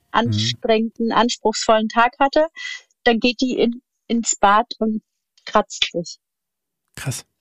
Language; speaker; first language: German; native; German